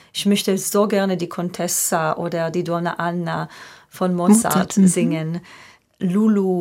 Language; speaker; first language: German; non-native, fluent; Hebrew